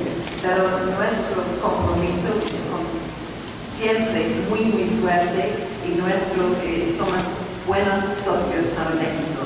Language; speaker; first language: Spanish; non-native, fluent; English